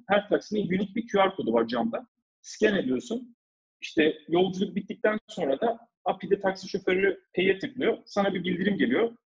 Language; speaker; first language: Turkish; early bilingual, heritage; Turkish